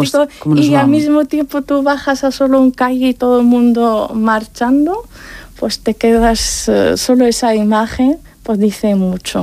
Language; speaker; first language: Spanish; non-native, fluent; Arabic